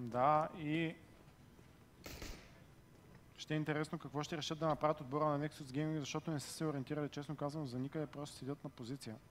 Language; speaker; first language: Bulgarian; native; Bulgarian